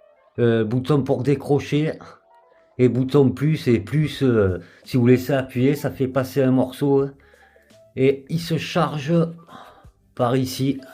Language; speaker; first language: French; native; French